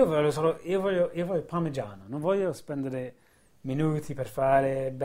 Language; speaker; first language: Italian; non-native, fluent; English